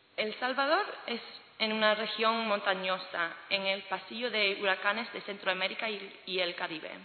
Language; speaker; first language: Spanish; non-native, learner; English